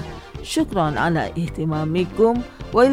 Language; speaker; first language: Arabic; non-native, fluent; Indonesian